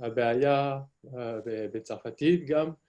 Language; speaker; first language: Hebrew; non-native, learner; French